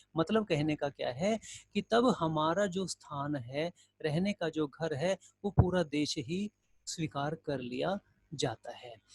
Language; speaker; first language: Hindi; native; Hindi